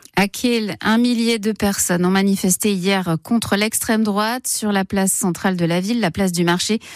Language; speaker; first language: French; native; French